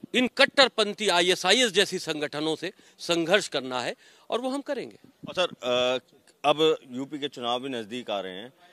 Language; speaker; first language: Hindi; native; Hindi